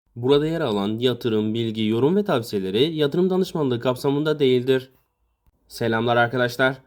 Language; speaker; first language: Turkish; native; Turkish